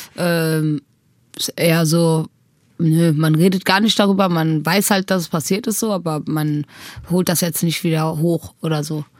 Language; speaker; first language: German; early bilingual, other home language; Tigrinya